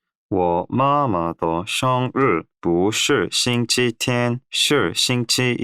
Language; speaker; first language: Chinese; non-native, learner; Korean